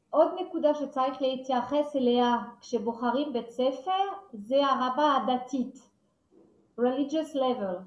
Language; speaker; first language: Hebrew; non-native, fluent; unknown